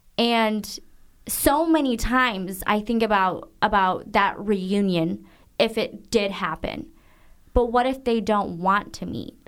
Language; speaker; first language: English; native; English